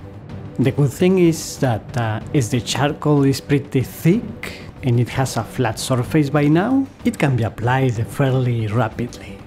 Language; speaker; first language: English; non-native, fluent; Spanish